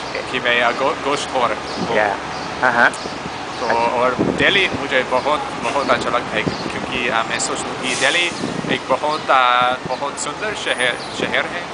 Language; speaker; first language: Hindi; non-native, learner; English